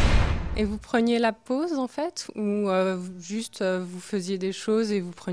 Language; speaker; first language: French; native; French